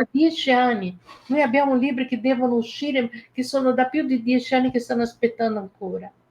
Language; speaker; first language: Italian; non-native, fluent; Portuguese